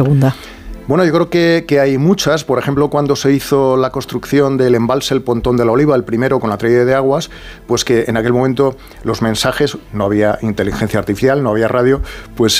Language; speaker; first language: Spanish; native; Spanish